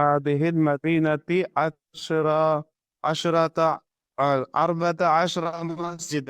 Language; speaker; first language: Arabic; non-native, learner; Urdu